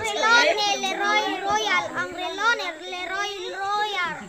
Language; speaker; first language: Cebuano; native; Cebuano